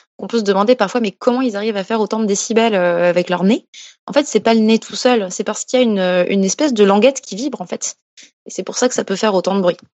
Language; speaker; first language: French; native; French